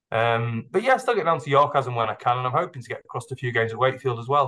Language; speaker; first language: English; native; English